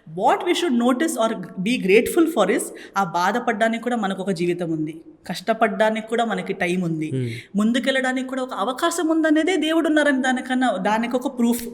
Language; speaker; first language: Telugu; non-native, fluent; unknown